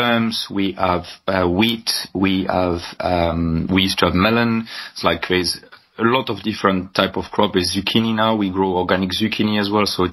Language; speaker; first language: English; non-native, fluent; French